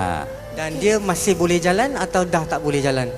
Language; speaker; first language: Malay; native; Malay